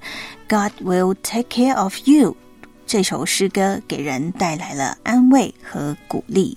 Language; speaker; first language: Chinese; native; Chinese